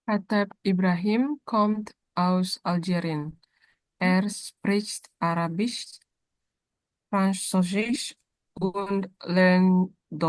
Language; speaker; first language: German; non-native, learner; Indonesian